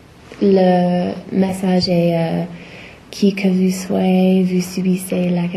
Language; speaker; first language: French; non-native, learner; English